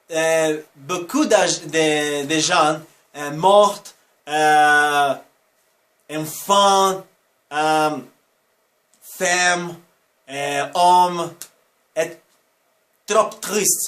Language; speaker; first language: French; non-native, fluent; Portuguese